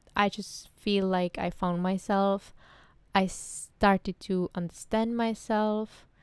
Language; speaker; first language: English; non-native, fluent; Czech